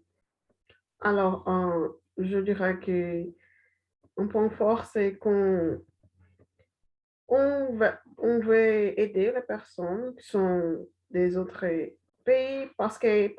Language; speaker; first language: French; non-native, learner; Portuguese